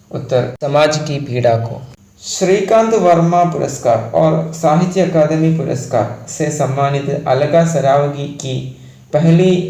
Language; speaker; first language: Hindi; non-native, local second language; Malayalam